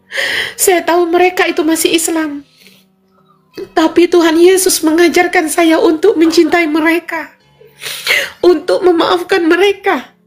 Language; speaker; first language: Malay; non-native, local second language; Madurese